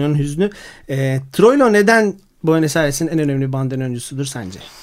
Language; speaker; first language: Turkish; native; Turkish